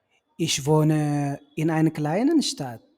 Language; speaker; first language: German; non-native, fluent; Tigrinya